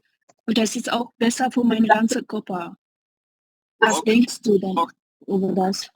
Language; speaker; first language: German; non-native, learner; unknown